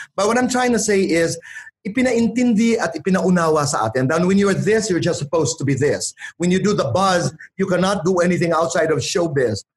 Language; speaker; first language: English; non-native, local second language; Waray